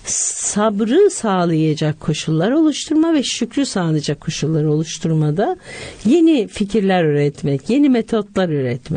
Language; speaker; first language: Turkish; native; Turkish